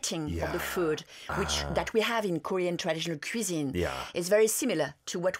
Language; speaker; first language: English; non-native, fluent; French